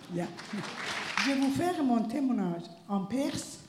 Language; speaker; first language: French; non-native, learner; Persian